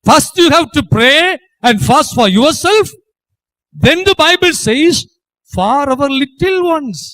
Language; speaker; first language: English; non-native, local second language; Tamil